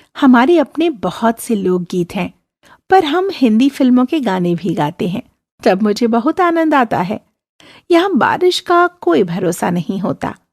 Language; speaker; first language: Hindi; native; Hindi